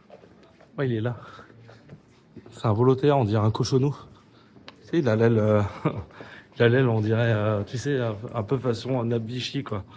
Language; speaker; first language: French; native; French